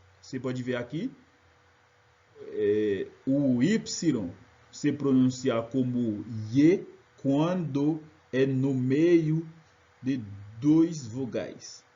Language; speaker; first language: Portuguese; non-native, fluent; French